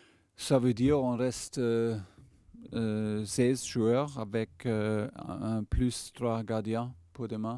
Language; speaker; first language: French; non-native, fluent; German